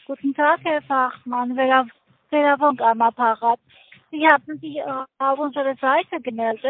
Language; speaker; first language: German; non-native, learner; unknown